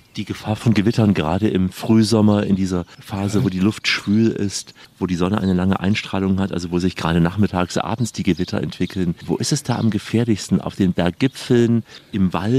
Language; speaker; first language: German; native; German